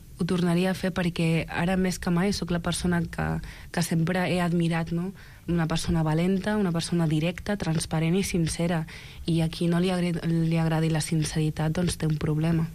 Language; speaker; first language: Catalan; early bilingual, other home language; Arabic